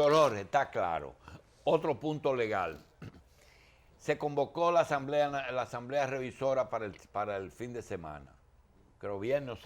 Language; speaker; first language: Spanish; native; Spanish